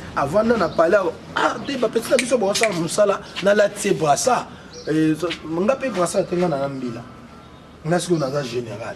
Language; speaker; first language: Lingala; native; Lingala